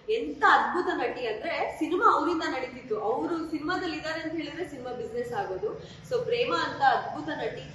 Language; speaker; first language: Kannada; non-native, local second language; Kodava